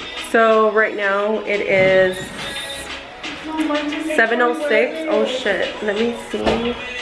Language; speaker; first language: English; early bilingual, other home language; Spanish